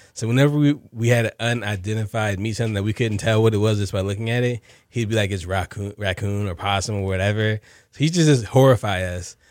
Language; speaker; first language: English; native; English